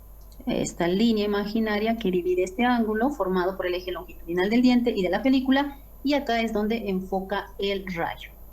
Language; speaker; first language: Spanish; native; Spanish